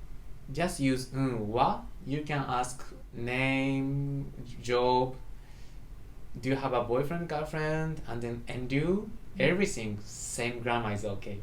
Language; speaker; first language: English; non-native, learner; Japanese